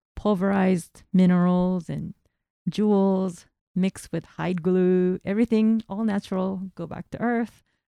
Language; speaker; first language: English; non-native, fluent; Japanese